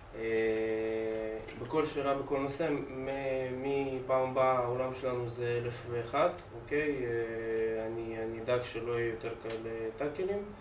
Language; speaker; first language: Hebrew; non-native, fluent; Russian